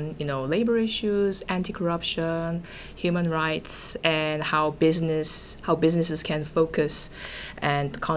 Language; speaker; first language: English; non-native, fluent; Korean